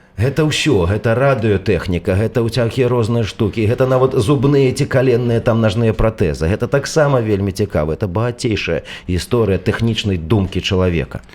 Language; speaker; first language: Belarusian; non-native, local second language; Russian